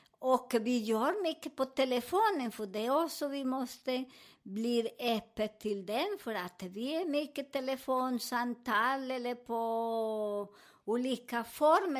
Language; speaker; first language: Swedish; non-native, learner; Spanish